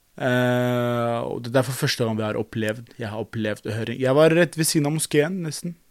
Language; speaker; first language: Norwegian; non-native, fluent; Arabic